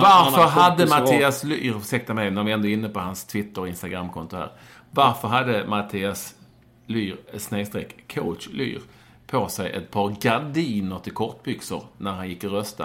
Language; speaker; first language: Swedish; native; Swedish